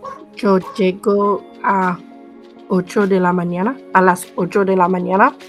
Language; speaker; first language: Spanish; non-native, learner; English